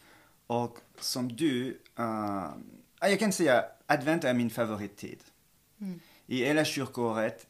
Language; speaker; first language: Swedish; non-native, fluent; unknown